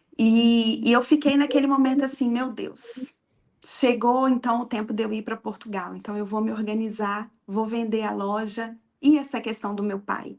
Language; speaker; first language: Portuguese; native; Portuguese